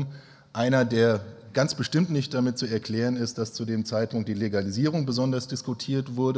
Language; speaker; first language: German; native; German